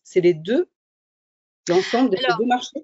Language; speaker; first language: French; native; French